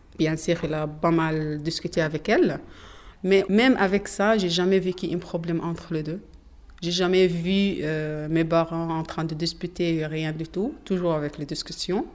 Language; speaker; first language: French; non-native, learner; Arabic